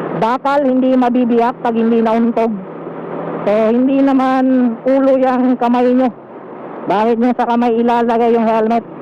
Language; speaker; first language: Filipino; non-native, local second language; Cebuano